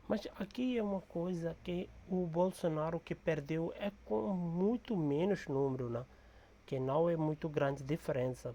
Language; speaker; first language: Portuguese; non-native, learner; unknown